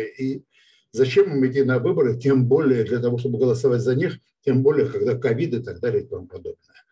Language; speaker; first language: Russian; non-native, local second language; Georgian